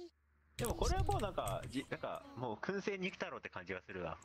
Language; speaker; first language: Japanese; native; Japanese